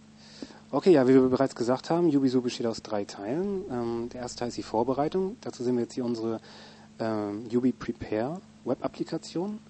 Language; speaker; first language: German; native; German